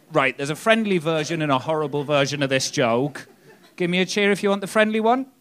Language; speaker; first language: English; native; English